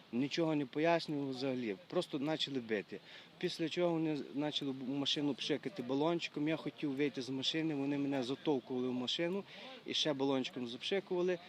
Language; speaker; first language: Ukrainian; native; Ukrainian